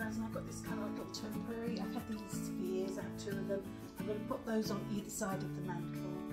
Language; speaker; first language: English; native; English